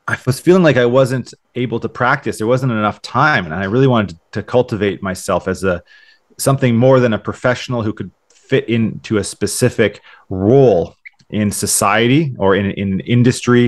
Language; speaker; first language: English; native; English